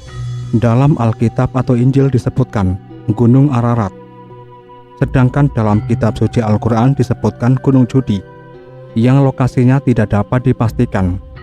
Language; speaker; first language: Indonesian; native; Indonesian